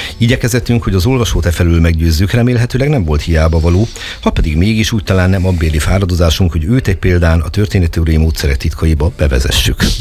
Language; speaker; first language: Hungarian; native; Hungarian